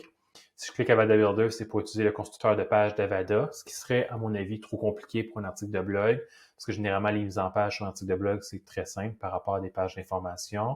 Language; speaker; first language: French; native; French